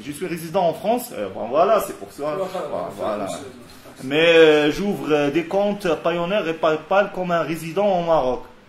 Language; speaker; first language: French; non-native, local second language; Arabic